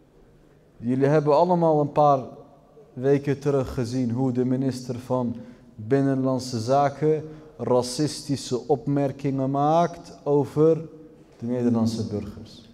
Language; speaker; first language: Dutch; early bilingual, other home language; Arabic